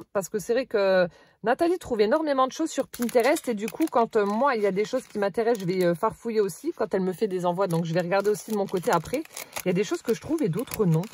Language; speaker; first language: French; native; French